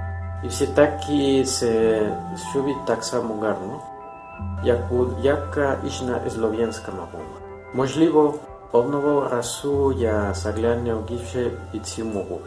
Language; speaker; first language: Ukrainian; non-native, learner; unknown